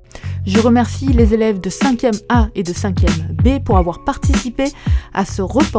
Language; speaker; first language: French; native; French